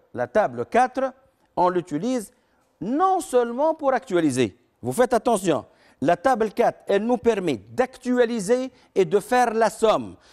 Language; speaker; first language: French; non-native, local second language; Arabic